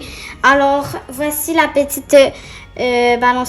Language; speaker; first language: French; native; French